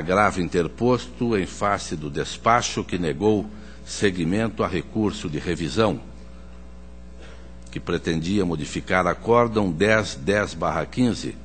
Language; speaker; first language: Portuguese; native; Portuguese